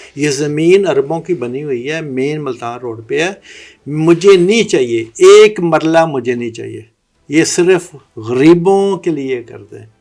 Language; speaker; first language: Urdu; non-native, local second language; Punjabi